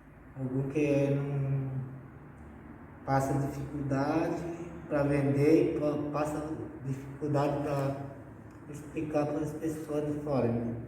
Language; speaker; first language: Portuguese; non-native, local second language; Guarani